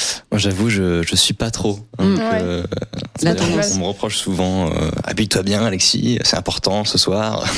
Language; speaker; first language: French; native; French